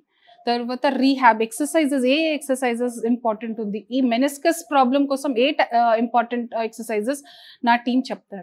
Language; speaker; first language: Telugu; non-native, fluent; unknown